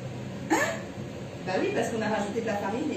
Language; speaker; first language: French; native; French